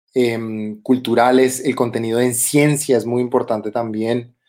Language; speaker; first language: Spanish; native; Spanish